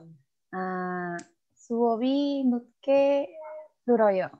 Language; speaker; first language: Korean; non-native, learner; Spanish